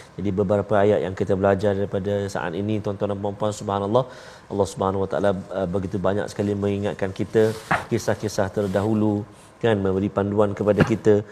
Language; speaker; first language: Malay; native; Malay